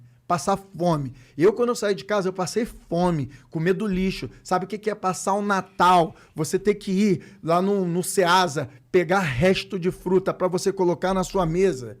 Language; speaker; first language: Portuguese; native; Portuguese